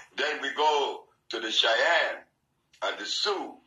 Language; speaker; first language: English; non-native, fluent; Spanish